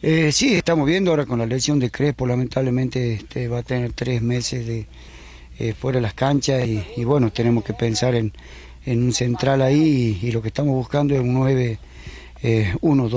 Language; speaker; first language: Spanish; native; Spanish